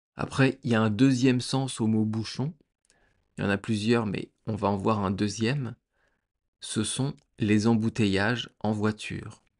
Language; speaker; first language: French; native; French